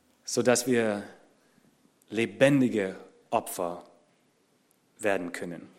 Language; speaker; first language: German; non-native, fluent; English